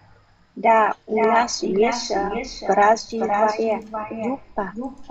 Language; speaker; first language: Russian; non-native, learner; Vietnamese